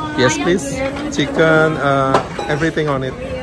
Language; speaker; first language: English; non-native, learner; Indonesian